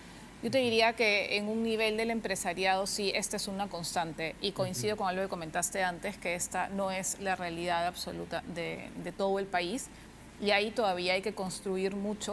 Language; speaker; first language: Spanish; native; Spanish